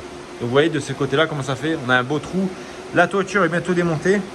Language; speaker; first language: French; native; French